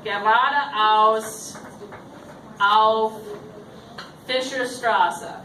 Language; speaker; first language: German; non-native, fluent; English